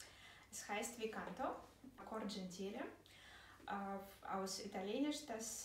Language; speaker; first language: German; non-native, fluent; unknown